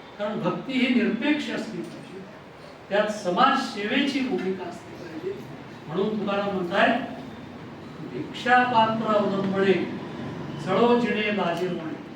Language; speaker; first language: Marathi; non-native, local second language; Kannada